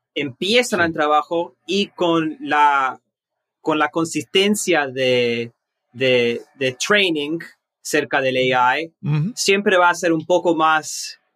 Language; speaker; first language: Spanish; early bilingual, heritage; Spanish